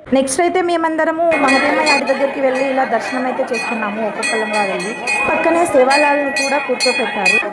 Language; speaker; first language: Telugu; non-native, local second language; Lambadi